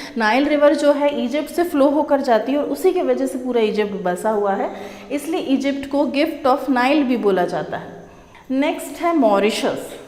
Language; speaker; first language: Hindi; native; Hindi